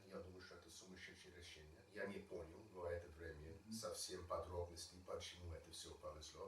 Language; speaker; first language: Russian; non-native, learner; English